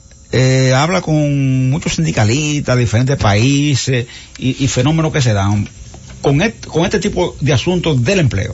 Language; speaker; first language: Spanish; native; Spanish